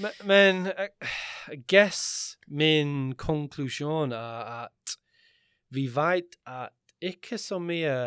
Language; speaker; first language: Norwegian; non-native, learner; English